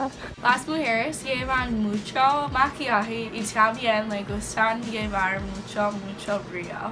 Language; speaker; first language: Spanish; non-native, learner; English